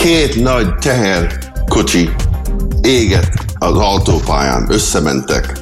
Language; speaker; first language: Hungarian; early bilingual, heritage; Hungarian